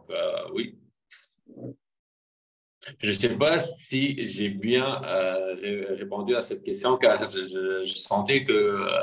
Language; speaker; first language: French; non-native, fluent; Arabic